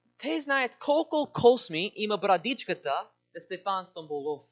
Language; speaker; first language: Bulgarian; non-native, learner; English